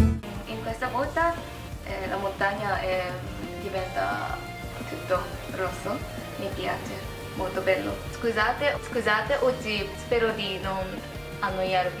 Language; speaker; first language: Italian; non-native, learner; Japanese